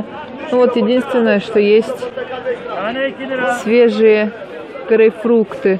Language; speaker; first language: Russian; native; Russian